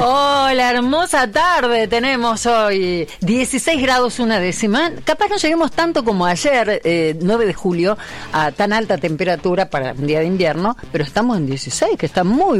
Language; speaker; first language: Spanish; native; Spanish